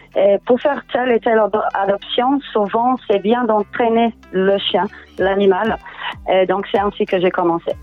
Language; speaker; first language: French; non-native, fluent; Portuguese